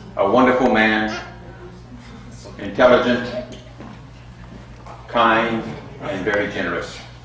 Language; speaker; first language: English; native; English